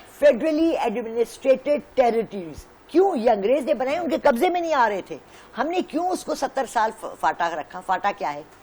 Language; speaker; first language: Urdu; non-native, local second language; Pashto